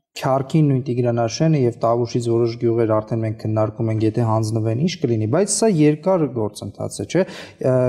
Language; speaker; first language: Armenian; native; Armenian